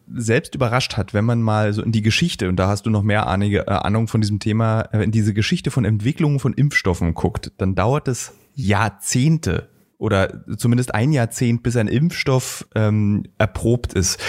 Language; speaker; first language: German; native; German